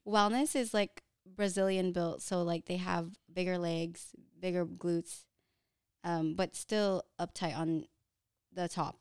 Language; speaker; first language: English; early bilingual, other home language; Filipino